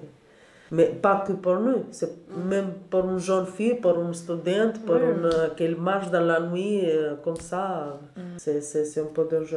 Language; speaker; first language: French; non-native, learner; Albanian